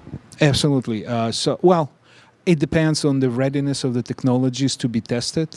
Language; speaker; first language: English; non-native, fluent; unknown